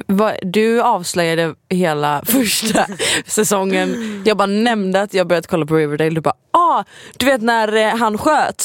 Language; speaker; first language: Swedish; native; Swedish